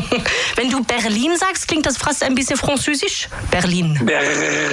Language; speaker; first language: German; native; German